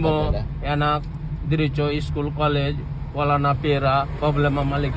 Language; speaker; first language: Filipino; non-native, learner; Bangla